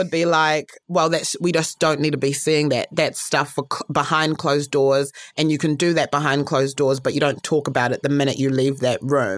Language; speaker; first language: English; early bilingual, other home language; Shona